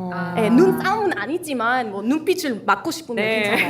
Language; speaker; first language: Korean; non-native, fluent; Spanish